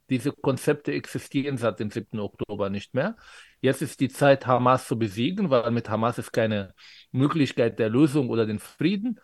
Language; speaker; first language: German; non-native, fluent; Arabic